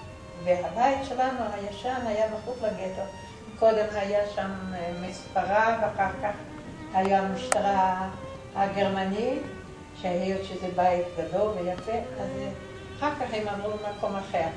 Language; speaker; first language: Hebrew; non-native, fluent; Yiddish